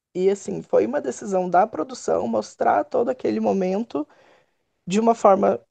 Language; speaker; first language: Portuguese; native; Portuguese